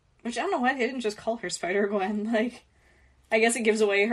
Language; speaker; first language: English; native; English